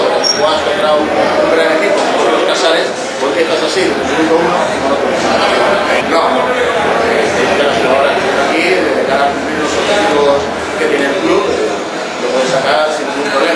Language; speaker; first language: Spanish; native; Spanish